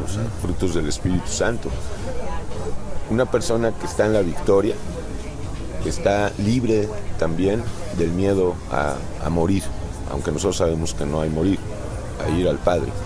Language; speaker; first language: Spanish; native; Spanish